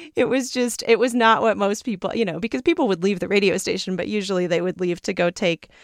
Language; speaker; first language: English; native; English